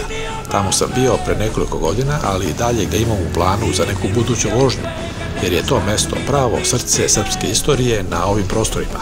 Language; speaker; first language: Croatian; native; Croatian